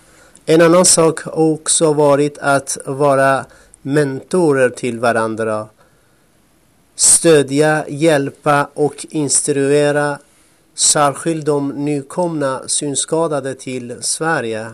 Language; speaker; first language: Swedish; non-native, fluent; Kurdish